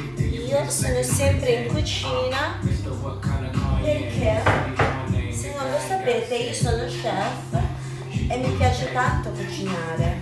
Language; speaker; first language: Italian; early bilingual, other home language; Filipino